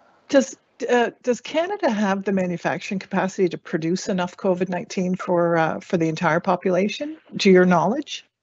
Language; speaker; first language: English; native; English